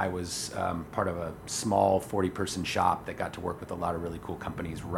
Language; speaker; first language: English; native; English